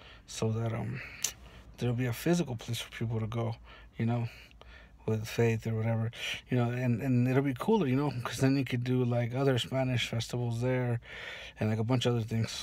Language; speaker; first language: English; early bilingual, other home language; Spanish